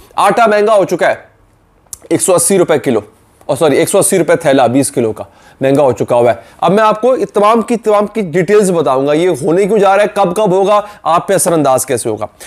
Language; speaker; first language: Urdu; native; Urdu